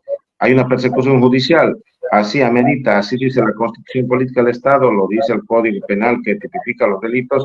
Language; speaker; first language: Spanish; native; Spanish